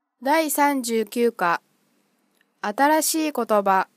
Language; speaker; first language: Japanese; non-native, fluent; Vietnamese